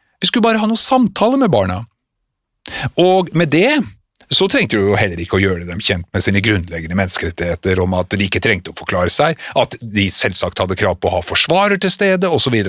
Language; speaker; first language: Norwegian; native; Norwegian